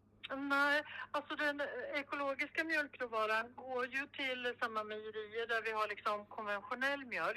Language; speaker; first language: Swedish; native; Swedish